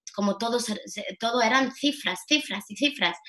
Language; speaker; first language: Spanish; early bilingual, heritage; Arabic